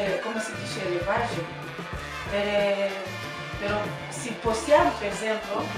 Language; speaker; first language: Italian; non-native, learner; French